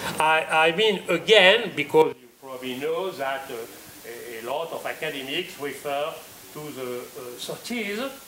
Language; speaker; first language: English; non-native, fluent; French